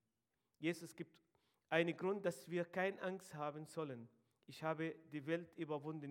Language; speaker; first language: German; non-native, fluent; Arabic